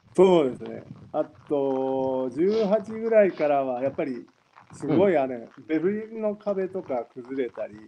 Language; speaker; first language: Japanese; native; Japanese